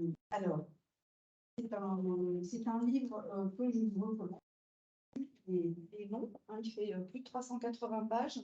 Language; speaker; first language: French; native; French